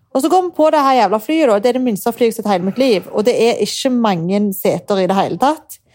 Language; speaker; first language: Norwegian; early bilingual, other home language; Arabic